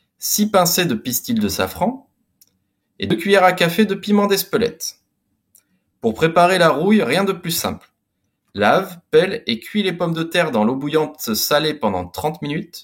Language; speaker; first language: French; native; French